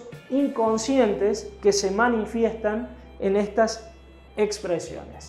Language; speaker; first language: Spanish; native; Spanish